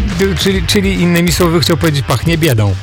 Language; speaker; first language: Polish; native; Polish